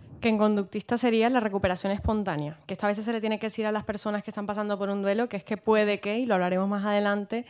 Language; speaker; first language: Spanish; native; Spanish